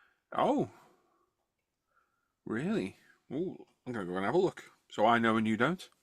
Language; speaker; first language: English; native; English